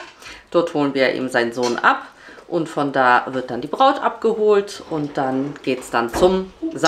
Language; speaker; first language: German; early bilingual, other home language; Polish